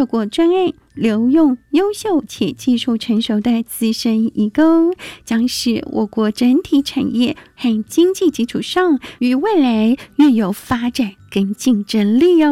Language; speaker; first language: Chinese; native; Chinese